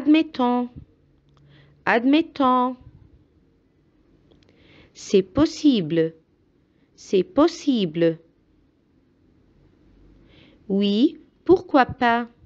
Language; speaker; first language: French; non-native, fluent; Arabic